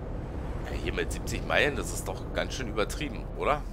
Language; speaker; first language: German; native; German